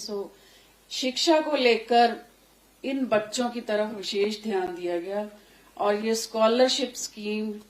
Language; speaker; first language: Hindi; non-native, local second language; Punjabi